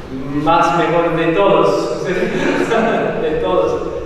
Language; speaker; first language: Spanish; non-native, learner; English